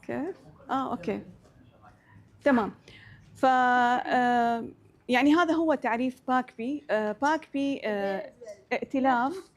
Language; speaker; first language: Arabic; native; Arabic